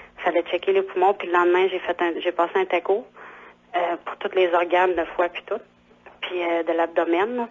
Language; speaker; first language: French; native; French